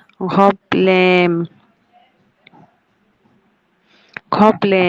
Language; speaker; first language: French; non-native, learner; Bangla